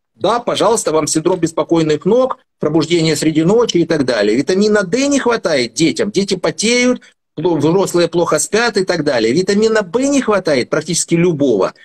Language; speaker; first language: Russian; native; Russian